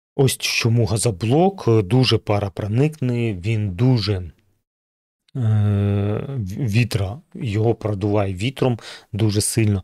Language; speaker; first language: Ukrainian; non-native, local second language; Russian